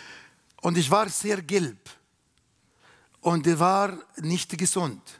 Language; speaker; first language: German; non-native, learner; Arabic